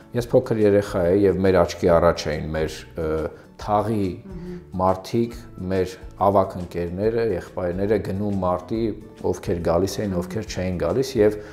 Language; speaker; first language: Armenian; early bilingual, other home language; Russian